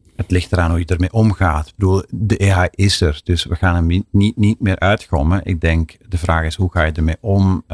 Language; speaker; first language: Dutch; native; Dutch